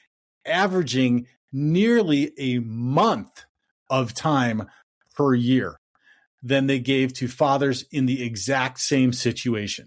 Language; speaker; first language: English; native; English